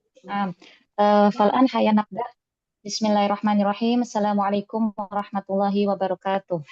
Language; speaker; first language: Arabic; non-native, learner; Indonesian